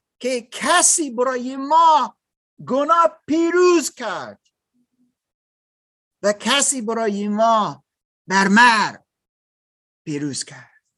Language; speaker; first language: Persian; non-native, learner; German